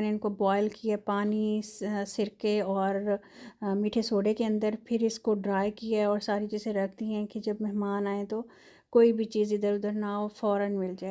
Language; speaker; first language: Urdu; non-native, local second language; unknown